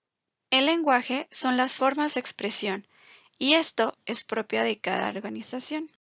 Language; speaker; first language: Spanish; native; Spanish